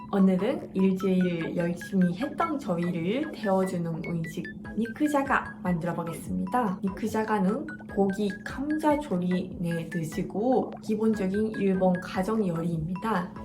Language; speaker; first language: Korean; non-native, fluent; Japanese